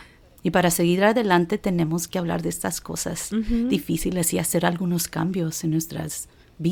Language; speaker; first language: Spanish; early bilingual, heritage; Spanish